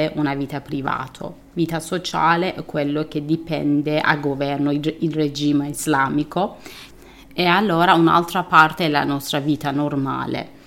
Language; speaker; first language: Italian; non-native, fluent; Persian